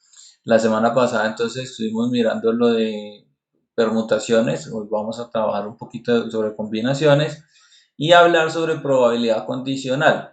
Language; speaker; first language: Spanish; native; Spanish